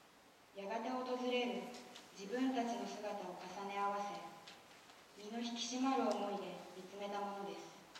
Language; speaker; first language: Japanese; native; Japanese